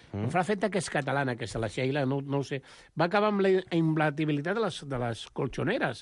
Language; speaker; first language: Catalan; non-native, local second language; Spanish